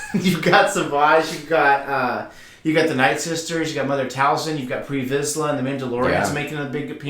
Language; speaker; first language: English; native; English